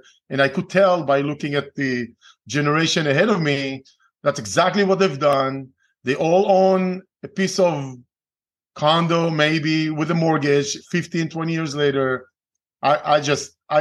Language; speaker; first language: English; non-native, fluent; Hebrew